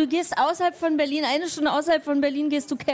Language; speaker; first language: German; native; German